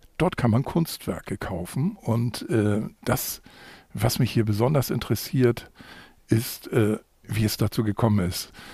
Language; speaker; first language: German; native; German